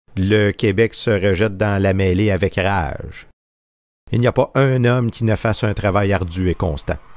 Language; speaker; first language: French; native; French